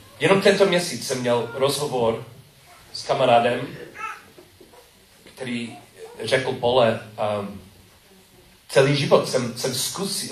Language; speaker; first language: Czech; non-native, learner; English